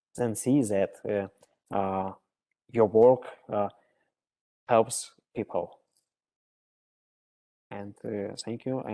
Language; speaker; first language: English; non-native, learner; Russian